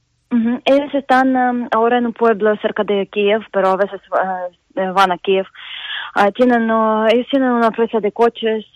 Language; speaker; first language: Spanish; non-native, fluent; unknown